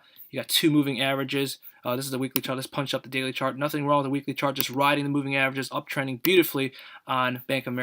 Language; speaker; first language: English; native; English